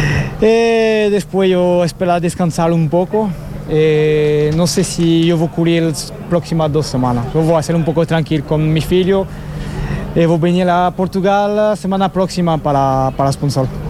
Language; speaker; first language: Portuguese; non-native, learner; French